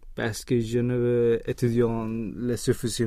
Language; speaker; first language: French; non-native, learner; Swedish